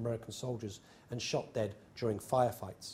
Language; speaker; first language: English; native; English